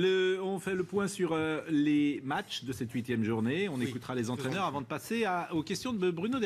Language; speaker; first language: French; native; French